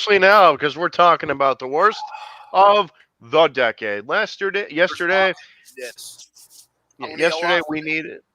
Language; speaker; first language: English; native; English